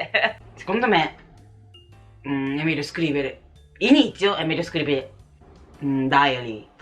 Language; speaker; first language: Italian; non-native, learner; Japanese